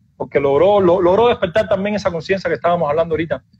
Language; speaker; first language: Spanish; native; Spanish